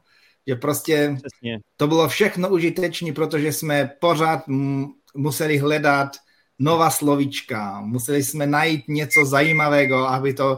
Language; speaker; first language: Czech; non-native, fluent; Polish